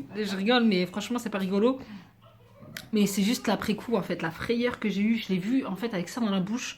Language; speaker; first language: French; native; French